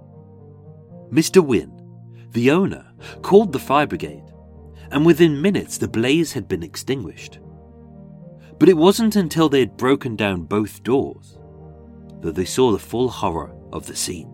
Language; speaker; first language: English; native; English